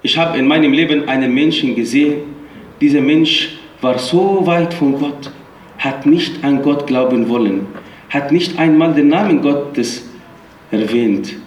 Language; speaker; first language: German; non-native, fluent; Arabic